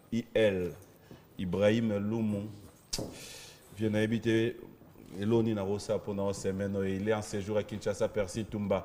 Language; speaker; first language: French; non-native, local second language; Lingala